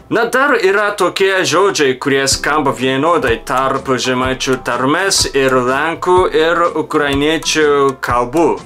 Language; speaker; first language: Lithuanian; non-native, fluent; Japanese